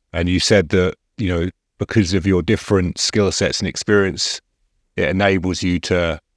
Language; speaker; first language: English; native; English